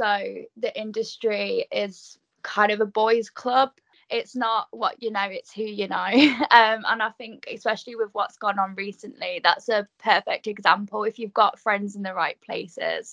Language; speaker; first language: English; native; English